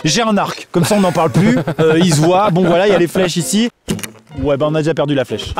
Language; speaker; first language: French; native; French